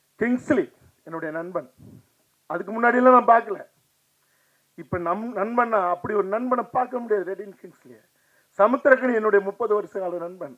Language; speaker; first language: Tamil; native; Tamil